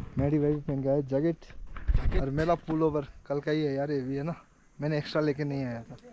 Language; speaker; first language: Hindi; non-native, local second language; Nepali